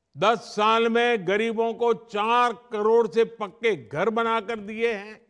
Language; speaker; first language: Hindi; non-native, local second language; Gujarati